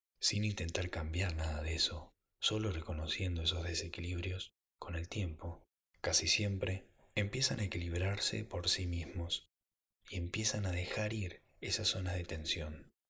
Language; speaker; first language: Spanish; native; Spanish